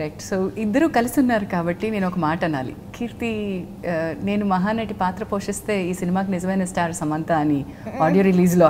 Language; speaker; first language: Telugu; native; Telugu